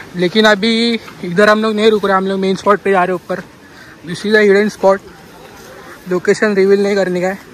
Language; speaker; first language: Hindi; non-native, local second language; Marathi